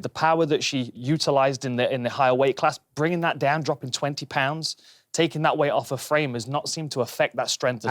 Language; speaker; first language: English; native; English